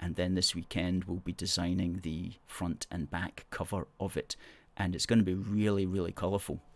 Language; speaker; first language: English; native; English